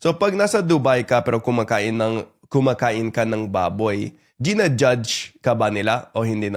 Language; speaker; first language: Filipino; non-native, fluent; English